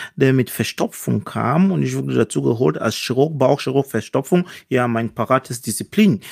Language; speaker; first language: German; non-native, fluent; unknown